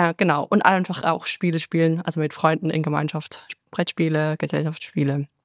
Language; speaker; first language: German; native; German